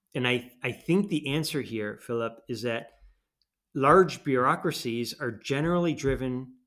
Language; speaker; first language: English; native; English